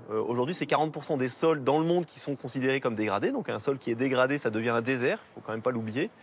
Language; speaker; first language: French; native; French